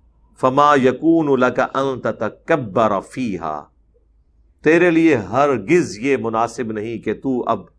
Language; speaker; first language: Urdu; native; Urdu